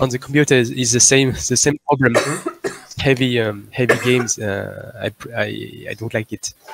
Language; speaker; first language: English; non-native, learner; French